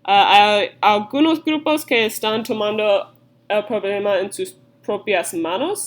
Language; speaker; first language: Spanish; non-native, learner; English